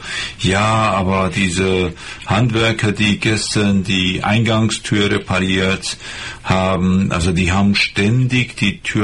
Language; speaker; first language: German; non-native, fluent; Persian